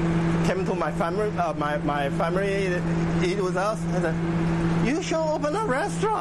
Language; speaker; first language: English; non-native, learner; Chinese